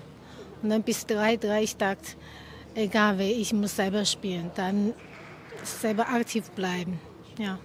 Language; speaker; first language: German; non-native, fluent; Chinese